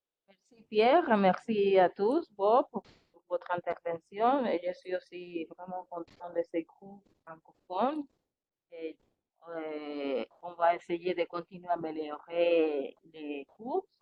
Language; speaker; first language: French; non-native, fluent; Spanish